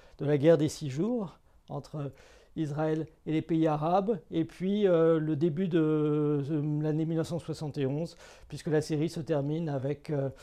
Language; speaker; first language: French; native; French